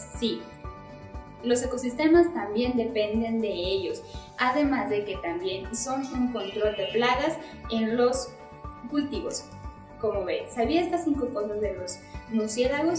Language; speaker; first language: Spanish; native; Spanish